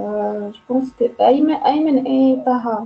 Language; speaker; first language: French; non-native, local second language; Arabic